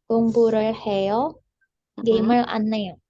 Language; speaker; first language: Korean; non-native, learner; Indonesian